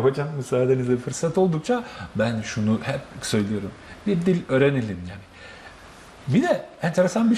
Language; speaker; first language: Turkish; non-native, fluent; Bosnian